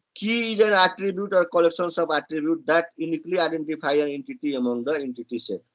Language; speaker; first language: English; non-native, local second language; Nepali